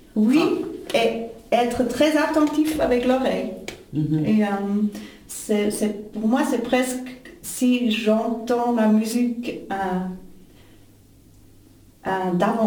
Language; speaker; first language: French; non-native, fluent; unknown